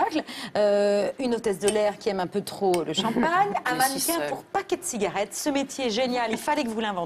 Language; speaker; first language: French; native; French